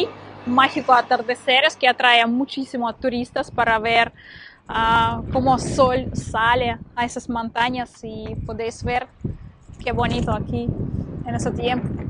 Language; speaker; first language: Spanish; non-native, learner; Russian